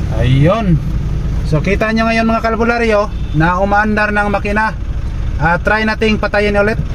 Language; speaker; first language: Filipino; non-native, local second language; Cebuano